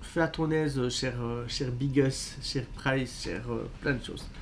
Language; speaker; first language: French; native; French